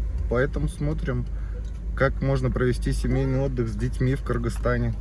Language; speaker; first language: Russian; native; Russian